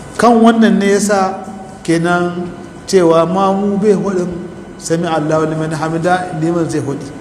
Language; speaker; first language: Hausa; native; Hausa